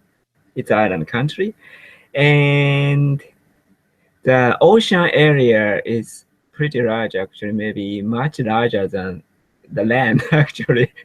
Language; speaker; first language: English; non-native, learner; Japanese